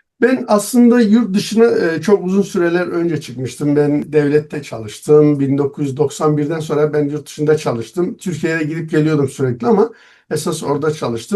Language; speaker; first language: Turkish; non-native, local second language; Zaza